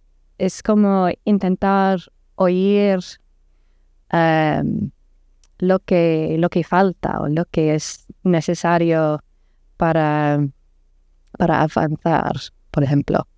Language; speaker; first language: Spanish; non-native, learner; English